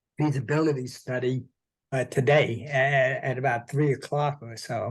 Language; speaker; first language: English; native; English